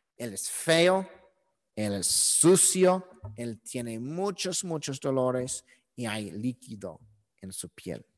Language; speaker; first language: Spanish; non-native, learner; English